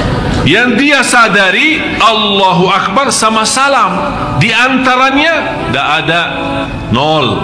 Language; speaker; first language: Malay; non-native, fluent; Arabic